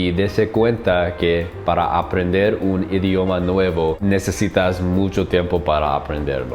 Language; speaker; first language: Spanish; non-native, learner; English